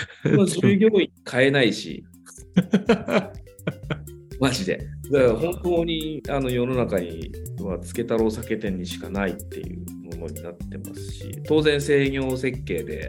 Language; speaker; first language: Japanese; native; Japanese